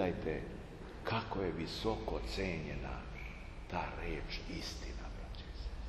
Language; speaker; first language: Serbian; native; Serbian